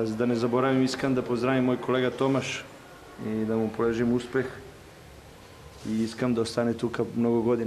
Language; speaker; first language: Bulgarian; non-native, learner; Serbian